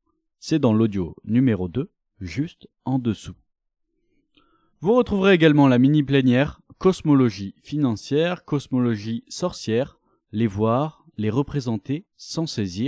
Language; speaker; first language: French; native; French